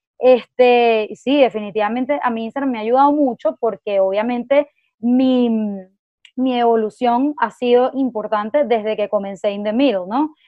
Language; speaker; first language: Spanish; native; Spanish